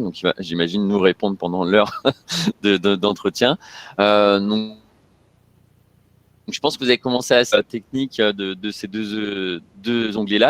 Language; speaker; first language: French; native; French